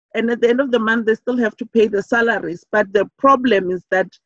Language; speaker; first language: English; non-native, local second language; Southern Sotho